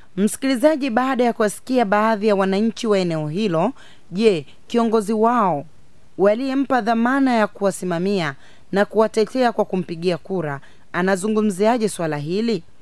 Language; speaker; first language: Swahili; native; Swahili